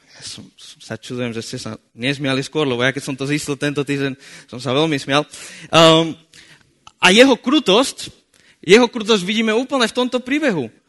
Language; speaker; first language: Slovak; non-native, fluent; Spanish